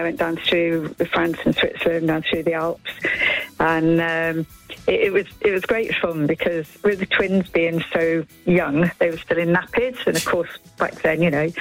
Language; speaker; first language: English; native; English